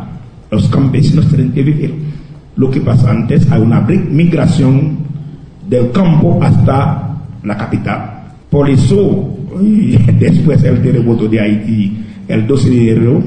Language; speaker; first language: Spanish; non-native, local second language; Haitian Creole